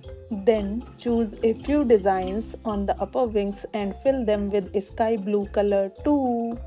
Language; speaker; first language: English; non-native, local second language; Hindi